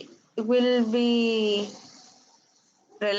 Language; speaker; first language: English; non-native, learner; Spanish